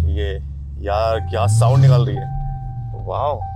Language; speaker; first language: Hindi; native; Hindi